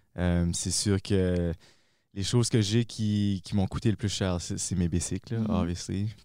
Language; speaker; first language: French; native; French